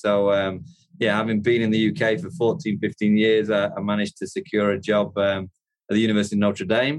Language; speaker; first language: English; native; English